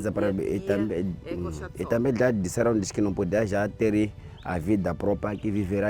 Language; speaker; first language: Portuguese; non-native, local second language; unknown